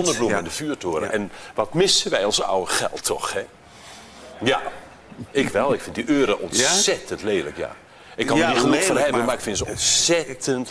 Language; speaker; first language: Dutch; native; Dutch